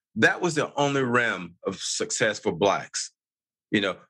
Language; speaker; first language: English; native; English